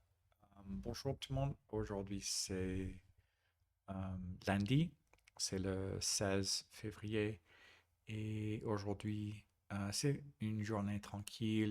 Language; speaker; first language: French; non-native, fluent; English